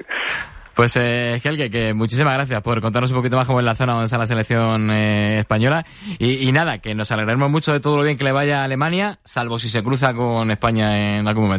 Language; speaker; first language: Spanish; native; Spanish